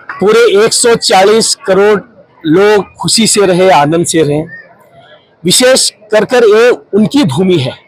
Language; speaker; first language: Hindi; non-native, local second language; Kannada